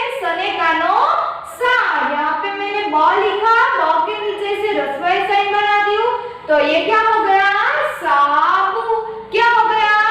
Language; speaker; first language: Hindi; non-native, local second language; Gujarati